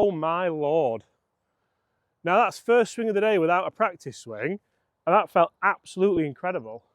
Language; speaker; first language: English; native; English